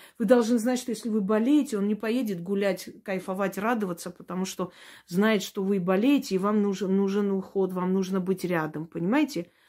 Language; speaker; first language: Russian; non-native, local second language; Armenian